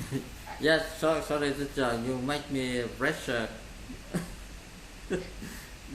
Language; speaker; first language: English; non-native, learner; Vietnamese